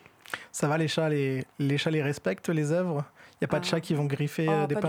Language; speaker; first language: French; native; French